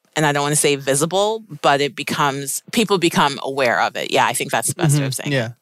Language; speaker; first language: English; native; English